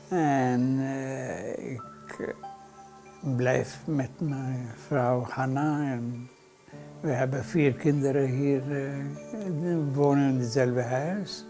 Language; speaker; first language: Dutch; non-native, learner; Hebrew